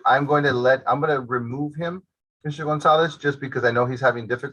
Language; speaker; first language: English; native; English